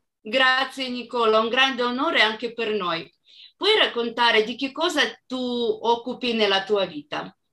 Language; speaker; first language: Italian; non-native, fluent; Russian